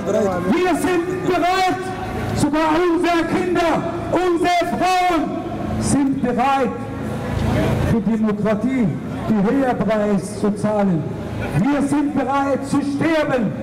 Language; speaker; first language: German; non-native, learner; Arabic